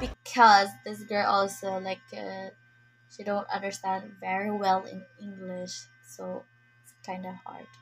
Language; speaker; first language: English; non-native, learner; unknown